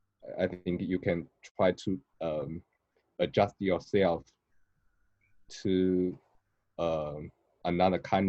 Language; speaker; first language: English; non-native, learner; Chinese